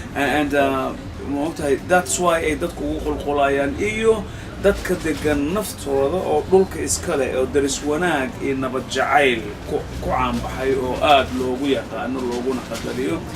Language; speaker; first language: Somali; non-native, local second language; Maay